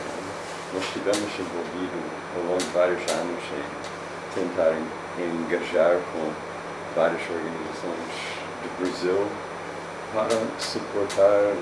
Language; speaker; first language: Portuguese; non-native, fluent; English